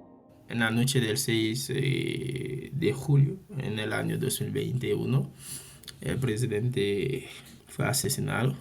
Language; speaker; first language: Spanish; non-native, fluent; French